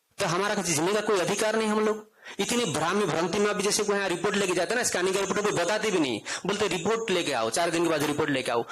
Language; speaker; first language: Hindi; non-native, local second language; Odia